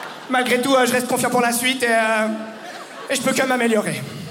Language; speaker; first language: French; native; French